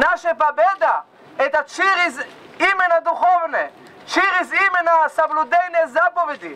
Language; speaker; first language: Russian; non-native, learner; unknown